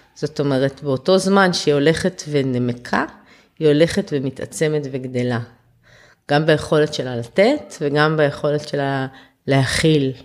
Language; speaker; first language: Hebrew; early bilingual, other home language; German